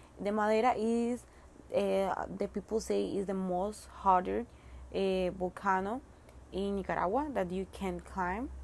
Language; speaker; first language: English; non-native, learner; Spanish